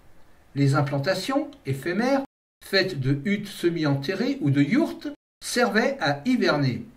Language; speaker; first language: French; native; French